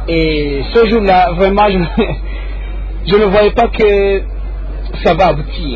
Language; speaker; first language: French; non-native, local second language; Rundi